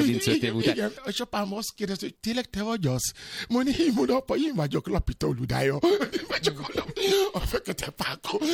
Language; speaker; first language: Hungarian; non-native, learner; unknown